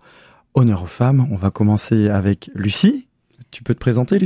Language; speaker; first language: French; native; French